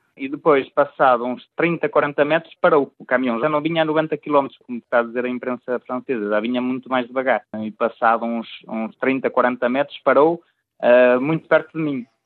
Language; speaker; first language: Portuguese; native; Portuguese